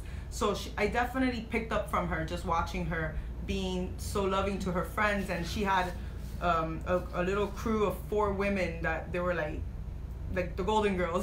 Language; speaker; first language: English; native; English